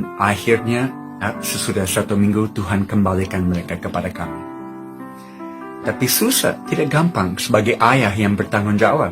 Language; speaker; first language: Indonesian; non-native, fluent; English